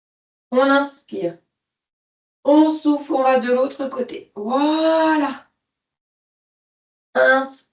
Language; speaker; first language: French; native; French